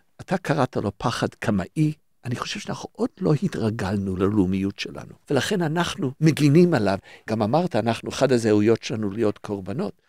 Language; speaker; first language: Hebrew; early bilingual, other home language; English